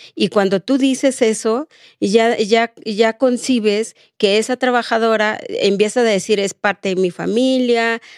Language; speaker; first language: Spanish; non-native, local second language; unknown